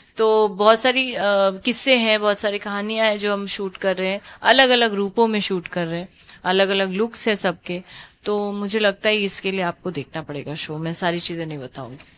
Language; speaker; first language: Hindi; non-native, local second language; Bangla